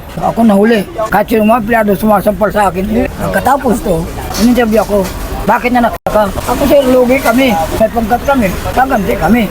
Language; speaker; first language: Filipino; non-native, local second language; Waray